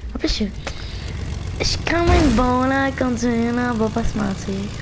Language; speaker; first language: French; native; French